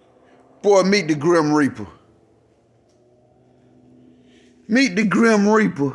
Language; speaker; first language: English; native; English